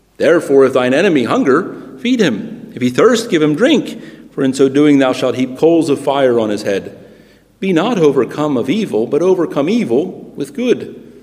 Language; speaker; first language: English; native; English